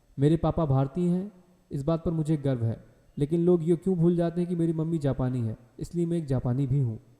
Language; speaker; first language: Hindi; native; Hindi